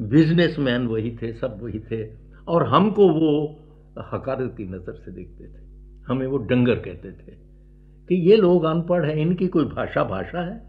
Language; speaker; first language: Hindi; native; Hindi